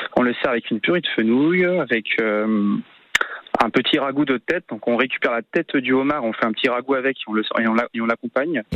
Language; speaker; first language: French; native; French